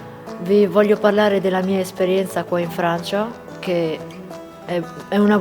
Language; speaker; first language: Italian; non-native, local second language; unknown